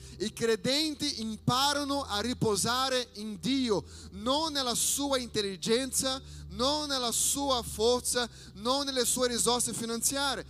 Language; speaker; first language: Italian; non-native, fluent; Portuguese